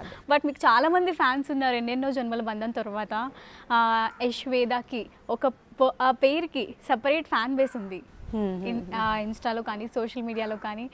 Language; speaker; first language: Telugu; native; Telugu